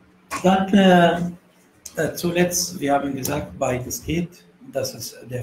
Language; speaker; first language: German; non-native, fluent; Arabic